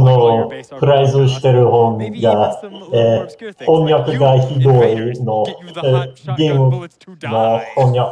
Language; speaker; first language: Japanese; non-native, fluent; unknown